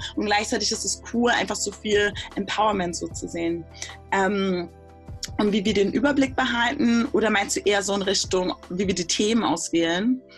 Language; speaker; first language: German; native; German